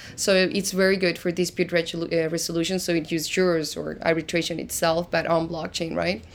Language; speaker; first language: English; non-native, fluent; Spanish